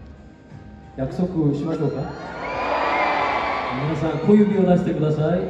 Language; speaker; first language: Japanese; non-native, learner; Korean